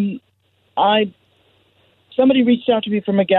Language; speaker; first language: English; non-native, fluent; Spanish